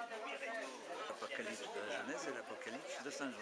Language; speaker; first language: French; native; French